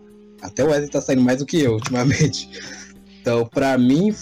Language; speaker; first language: Portuguese; native; Portuguese